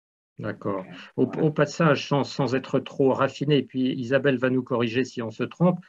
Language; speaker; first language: French; native; French